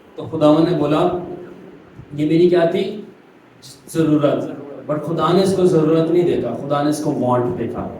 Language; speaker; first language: Urdu; non-native, local second language; Punjabi